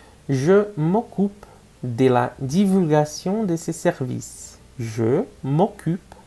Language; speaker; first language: French; non-native, fluent; Portuguese